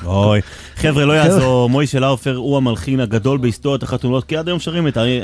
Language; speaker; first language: Hebrew; native; Hebrew